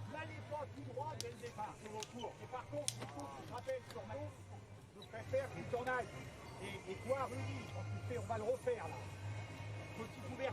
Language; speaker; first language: French; native; French